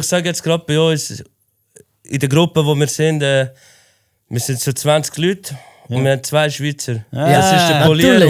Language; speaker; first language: German; native; German